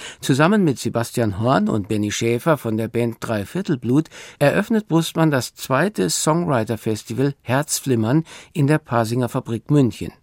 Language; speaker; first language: German; native; German